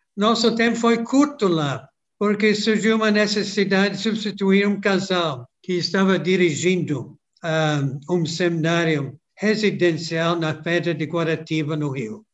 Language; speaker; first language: Portuguese; non-native, fluent; English